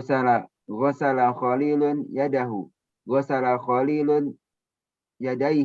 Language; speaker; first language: Arabic; non-native, learner; Indonesian